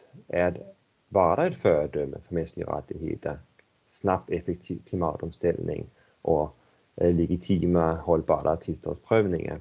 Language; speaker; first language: Swedish; native; Swedish